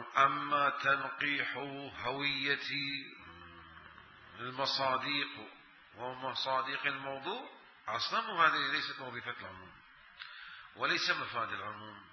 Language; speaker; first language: Arabic; native; Arabic